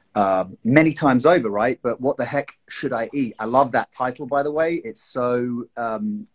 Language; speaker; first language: English; native; English